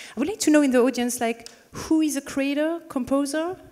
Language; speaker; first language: English; non-native, fluent; French